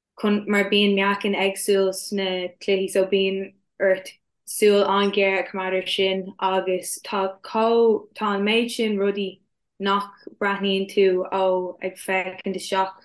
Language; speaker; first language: Irish; non-native, local second language; English